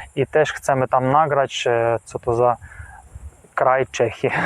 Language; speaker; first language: Polish; non-native, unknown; Ukrainian